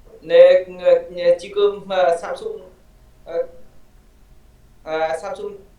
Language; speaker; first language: Korean; non-native, learner; Vietnamese